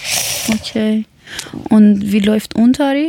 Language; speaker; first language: German; non-native, learner; Persian